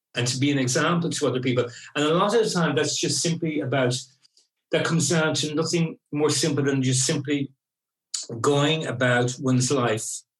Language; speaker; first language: English; native; English